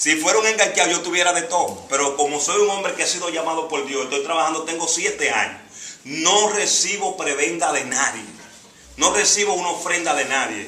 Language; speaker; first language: Spanish; native; Spanish